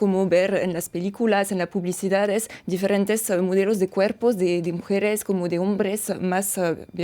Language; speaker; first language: Spanish; non-native, fluent; French